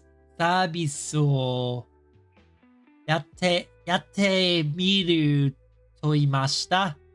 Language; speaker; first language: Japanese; non-native, learner; English